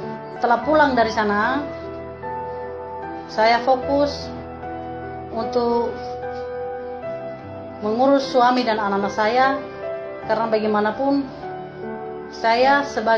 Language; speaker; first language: Indonesian; non-native, local second language; Nias